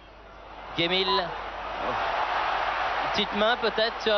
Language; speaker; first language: French; native; French